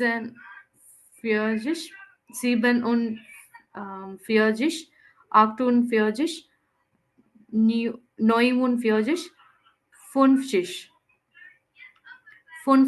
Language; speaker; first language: German; non-native, learner; Tamil